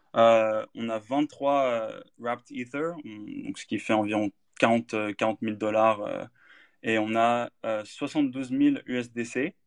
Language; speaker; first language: French; native; French